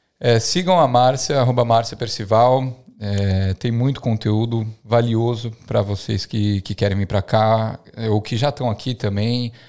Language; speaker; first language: Portuguese; native; Portuguese